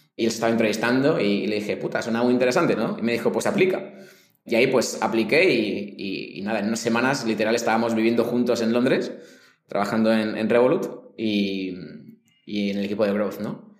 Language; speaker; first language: Spanish; native; Spanish